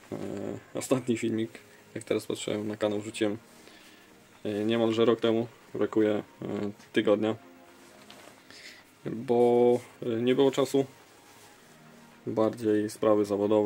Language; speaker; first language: Polish; native; Polish